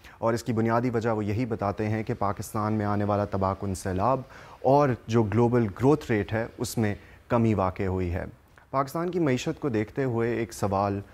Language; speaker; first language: Urdu; native; Urdu